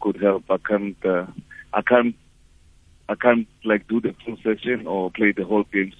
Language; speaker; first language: English; non-native, local second language; Tswana